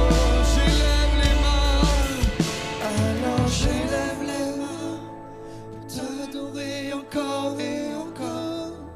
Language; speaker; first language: French; native; French